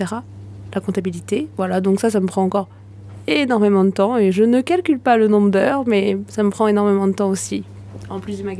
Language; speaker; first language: French; native; French